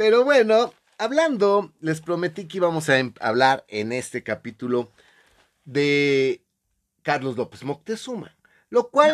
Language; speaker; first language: Spanish; native; Spanish